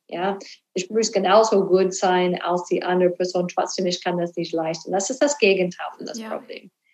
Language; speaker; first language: German; non-native, learner; English